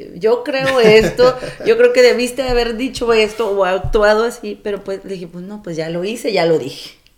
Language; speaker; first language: Spanish; native; Spanish